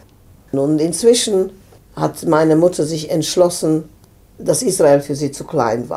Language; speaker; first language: German; non-native, fluent; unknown